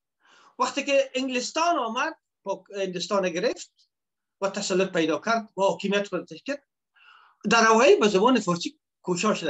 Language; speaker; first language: Persian; native; Persian